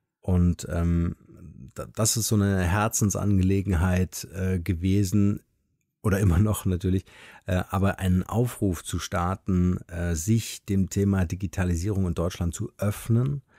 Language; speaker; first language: German; native; German